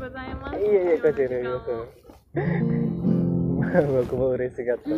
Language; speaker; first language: Japanese; non-native, fluent; Indonesian